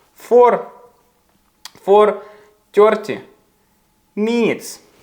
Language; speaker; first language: English; non-native, fluent; Ukrainian